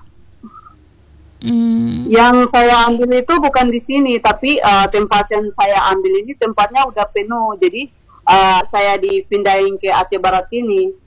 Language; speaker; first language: Indonesian; native; Indonesian